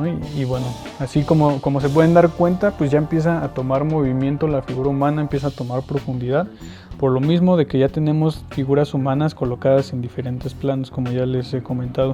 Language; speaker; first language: Spanish; native; Spanish